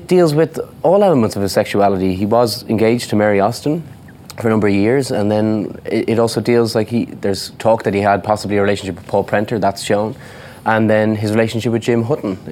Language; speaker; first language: English; native; English